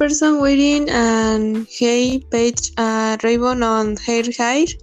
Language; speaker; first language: English; non-native, learner; Spanish